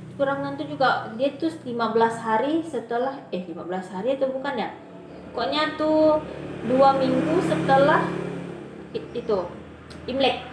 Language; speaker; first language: Indonesian; native; Indonesian